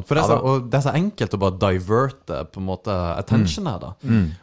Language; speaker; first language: Norwegian; native; Norwegian